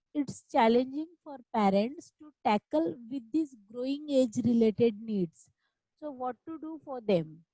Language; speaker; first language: English; non-native, local second language; Marathi